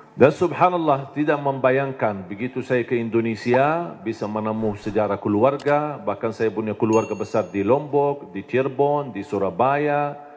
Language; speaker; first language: Indonesian; non-native, fluent; Arabic